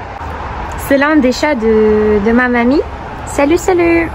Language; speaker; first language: French; non-native, fluent; Russian